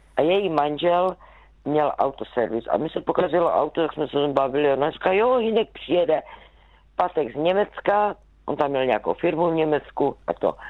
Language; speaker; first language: Czech; native; Czech